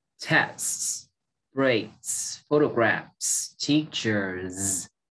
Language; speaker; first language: English; non-native, fluent; Vietnamese